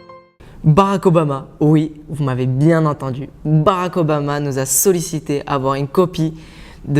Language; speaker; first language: French; native; French